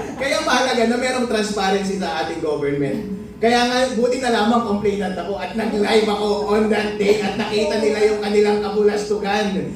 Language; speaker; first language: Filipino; non-native, local second language; Iloko